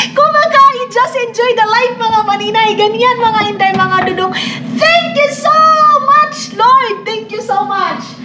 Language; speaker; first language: Filipino; non-native, local second language; Cebuano